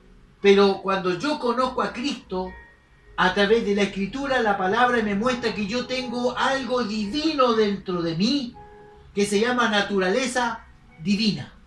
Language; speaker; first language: Spanish; native; Spanish